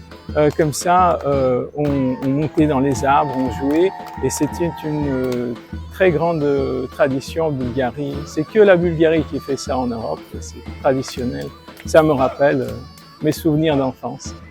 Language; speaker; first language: French; non-native, fluent; Bulgarian